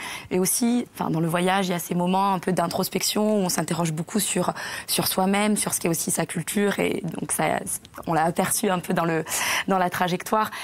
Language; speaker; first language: French; native; French